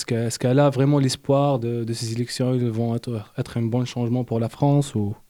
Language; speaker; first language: French; non-native, local second language; Arabic